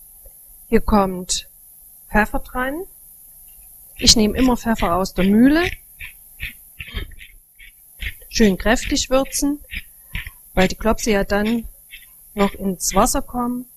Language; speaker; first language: German; native; German